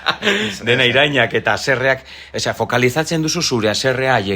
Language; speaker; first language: Basque; native; Basque